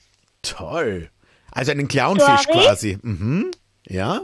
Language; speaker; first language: German; native; German